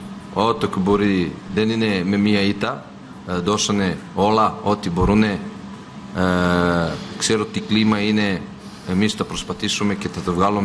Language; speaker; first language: Greek; non-native, fluent; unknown